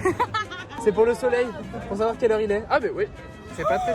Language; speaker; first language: French; native; French